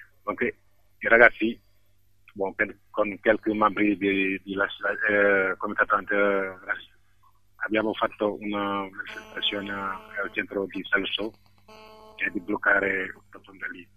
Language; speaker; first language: Italian; non-native, fluent; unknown